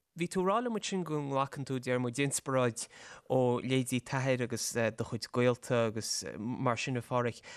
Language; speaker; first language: Irish; native; Irish